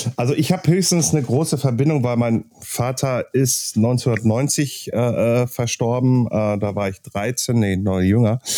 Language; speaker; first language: German; native; German